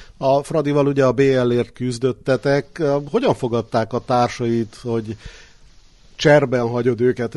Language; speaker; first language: Hungarian; native; Hungarian